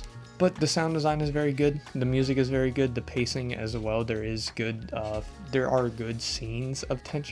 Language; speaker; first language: English; native; English